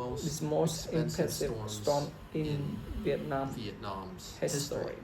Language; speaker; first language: English; non-native, learner; Vietnamese